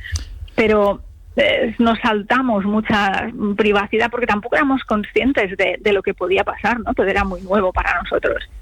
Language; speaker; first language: Spanish; native; Spanish